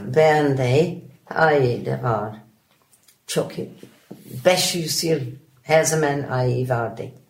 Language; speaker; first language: Turkish; non-native, learner; English